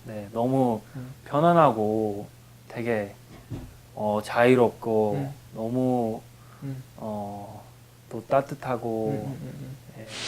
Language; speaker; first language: Korean; non-native, fluent; English